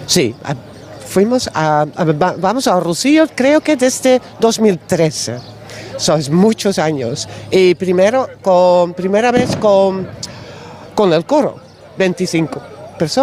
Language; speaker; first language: Spanish; non-native, learner; Dutch